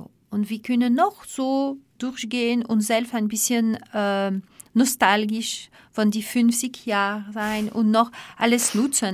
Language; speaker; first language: German; non-native, fluent; French